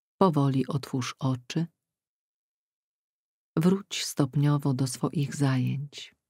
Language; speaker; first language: Polish; native; Polish